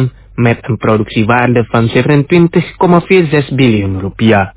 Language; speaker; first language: Dutch; non-native, fluent; Indonesian